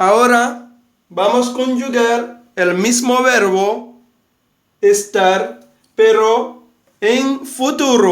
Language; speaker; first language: Spanish; non-native, fluent; Haitian Creole